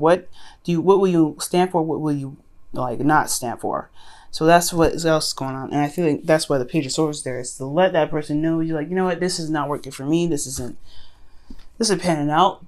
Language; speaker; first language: English; native; English